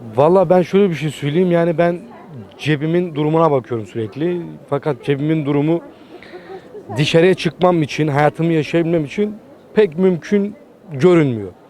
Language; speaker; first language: Turkish; early bilingual, heritage; Turkish